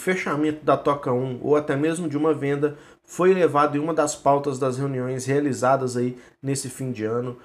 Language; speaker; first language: Portuguese; native; Portuguese